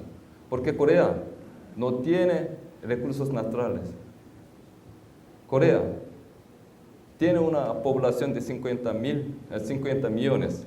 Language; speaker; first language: Spanish; non-native, fluent; Korean